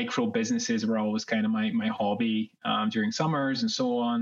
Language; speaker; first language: English; native; English